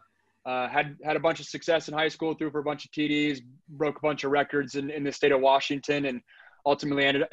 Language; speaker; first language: English; native; English